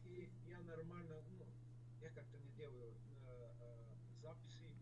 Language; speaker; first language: Russian; non-native, learner; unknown